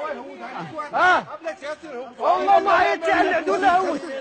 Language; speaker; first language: Arabic; native; Arabic